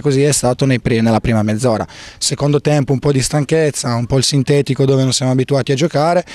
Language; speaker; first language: Italian; native; Italian